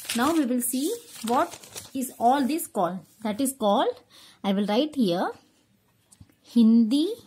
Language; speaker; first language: English; non-native, local second language; Tamil